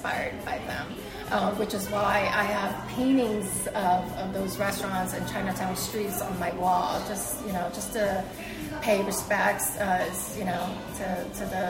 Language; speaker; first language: English; early bilingual, other home language; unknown